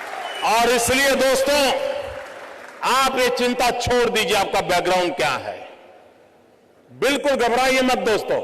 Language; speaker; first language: Hindi; non-native, local second language; Gujarati